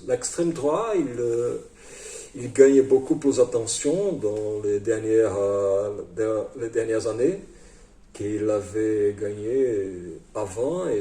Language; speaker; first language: French; non-native, fluent; Portuguese